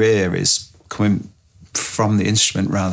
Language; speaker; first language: English; native; English